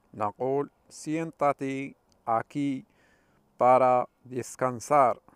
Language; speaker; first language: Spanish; non-native, fluent; Arabic